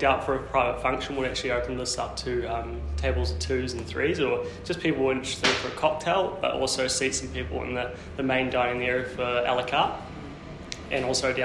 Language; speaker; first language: English; native; English